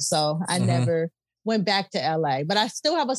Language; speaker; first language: English; native; English